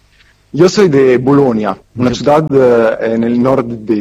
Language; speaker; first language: Spanish; non-native, fluent; Italian